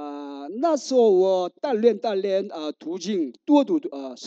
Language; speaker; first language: Chinese; non-native, learner; Korean